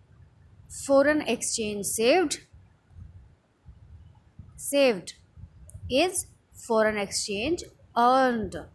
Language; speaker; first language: English; non-native, local second language; Hindi